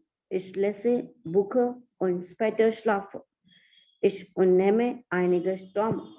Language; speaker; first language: German; non-native, learner; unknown